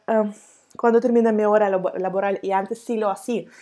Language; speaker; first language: Spanish; non-native, fluent; Russian